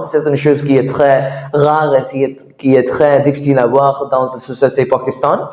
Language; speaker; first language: French; non-native, learner; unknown